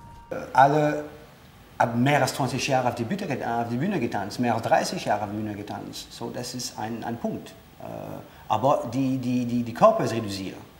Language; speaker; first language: German; non-native, learner; French